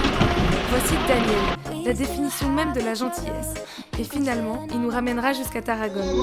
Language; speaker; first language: French; native; French